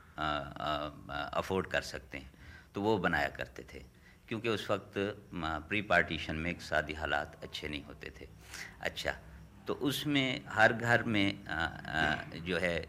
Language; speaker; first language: Urdu; non-native, local second language; Saraiki